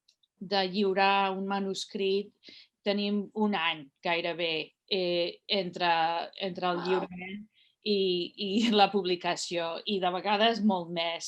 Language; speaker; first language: Catalan; non-native, fluent; English